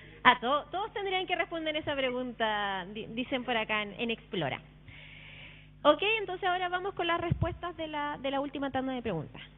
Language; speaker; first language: Spanish; native; Spanish